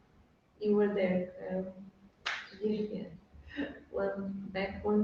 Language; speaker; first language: English; non-native, fluent; Portuguese